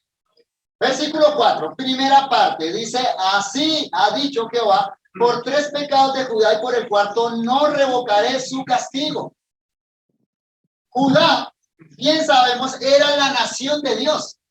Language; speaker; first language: Spanish; native; Spanish